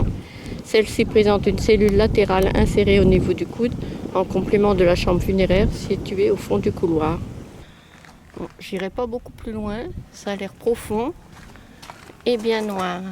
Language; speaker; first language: French; native; French